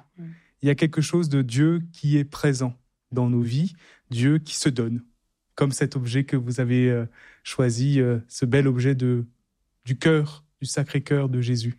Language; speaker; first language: French; native; French